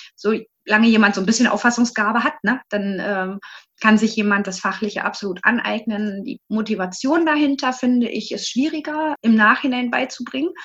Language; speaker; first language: German; native; German